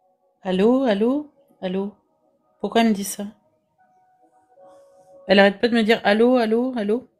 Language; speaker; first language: French; native; French